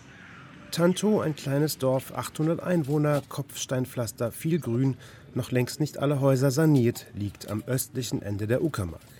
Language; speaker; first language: German; native; German